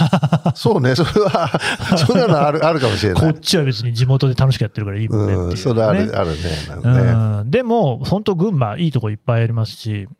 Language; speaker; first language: Japanese; native; Japanese